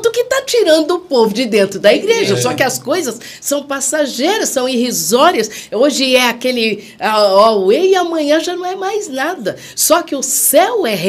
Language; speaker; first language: Portuguese; native; Portuguese